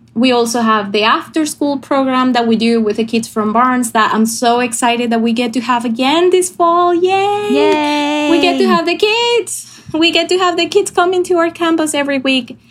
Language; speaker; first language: English; non-native, fluent; Spanish